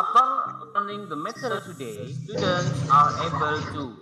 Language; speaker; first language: English; non-native, learner; Indonesian